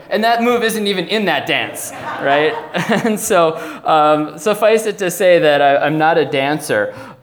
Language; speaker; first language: English; native; English